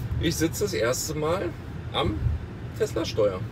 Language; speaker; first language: German; native; German